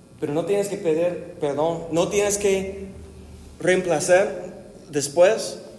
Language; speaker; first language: Spanish; non-native, fluent; English